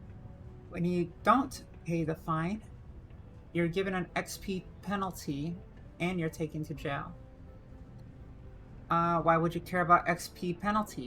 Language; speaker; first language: English; native; English